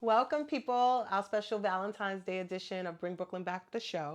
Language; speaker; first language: English; native; English